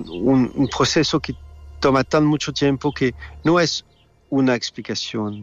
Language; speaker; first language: Spanish; non-native, learner; French